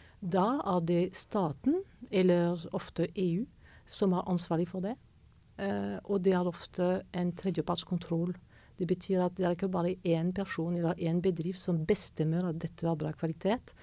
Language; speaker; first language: Norwegian; non-native, fluent; French